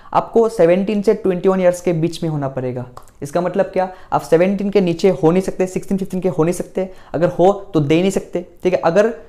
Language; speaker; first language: Hindi; non-native, local second language; Assamese